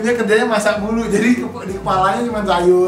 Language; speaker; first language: Indonesian; native; Indonesian